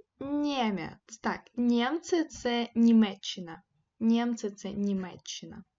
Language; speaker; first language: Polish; non-native, fluent; Ukrainian